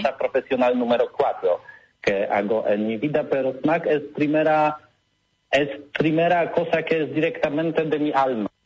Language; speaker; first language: Spanish; non-native, learner; Polish